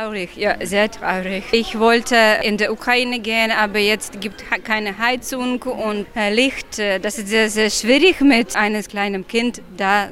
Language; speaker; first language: German; non-native, learner; Ukrainian